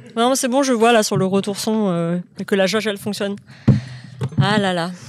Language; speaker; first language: French; native; French